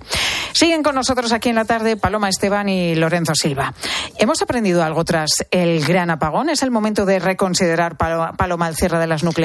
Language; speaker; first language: Spanish; native; Spanish